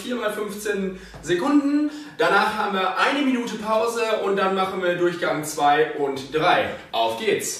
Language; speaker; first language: German; native; German